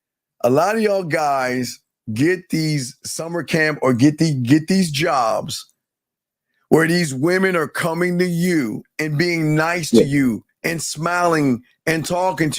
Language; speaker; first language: English; native; English